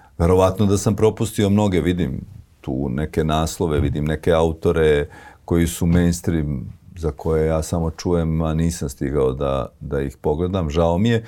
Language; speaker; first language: Serbian; native; Serbian